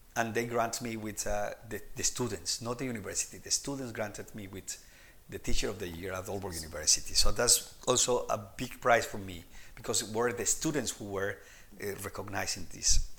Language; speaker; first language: English; non-native, fluent; Spanish